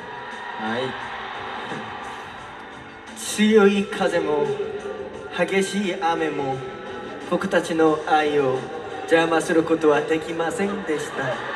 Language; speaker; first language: Japanese; non-native, learner; Korean